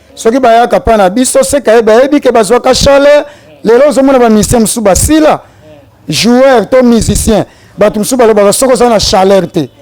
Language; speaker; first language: Lingala; non-native, local second language; Kongo